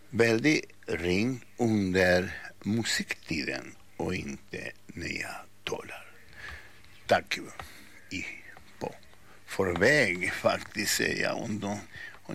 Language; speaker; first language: Swedish; non-native, fluent; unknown